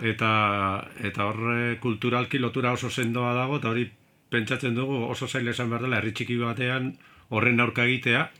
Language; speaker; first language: Basque; native; Basque